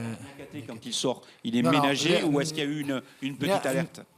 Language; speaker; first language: French; native; French